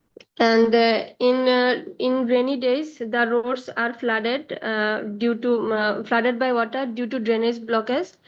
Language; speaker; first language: English; non-native, learner; Bangla